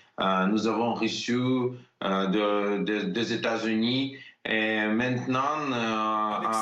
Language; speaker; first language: French; non-native, learner; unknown